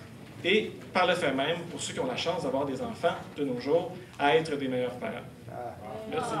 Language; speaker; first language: French; native; French